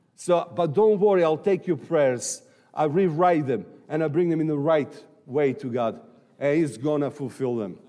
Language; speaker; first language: English; non-native, fluent; Serbian